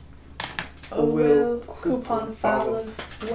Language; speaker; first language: Irish; non-native, learner; English